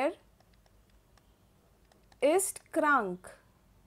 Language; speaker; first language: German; non-native, fluent; Hindi